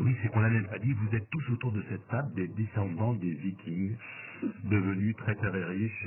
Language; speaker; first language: French; native; French